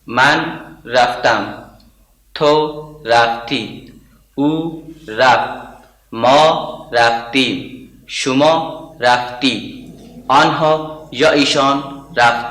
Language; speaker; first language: Persian; non-native, learner; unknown